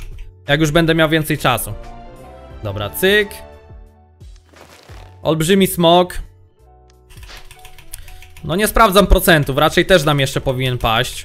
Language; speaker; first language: Polish; native; Polish